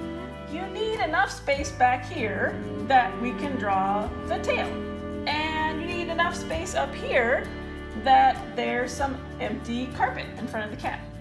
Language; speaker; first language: English; native; English